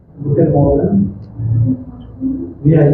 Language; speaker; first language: German; non-native, learner; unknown